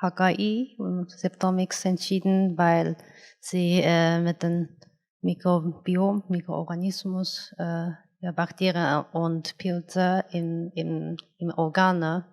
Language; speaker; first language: German; non-native, fluent; Japanese